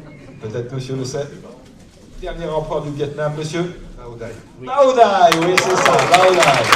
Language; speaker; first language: French; native; French